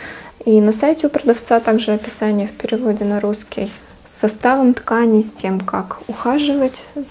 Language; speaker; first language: Russian; native; Russian